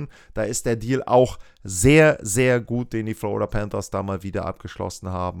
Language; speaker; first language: German; native; German